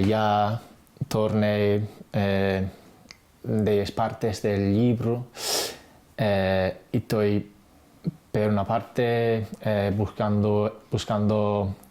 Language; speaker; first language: Spanish; non-native, fluent; English